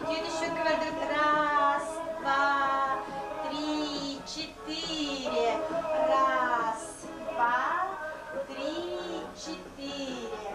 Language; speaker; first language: Russian; non-native, local second language; Yakut